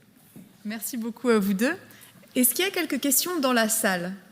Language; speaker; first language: French; native; French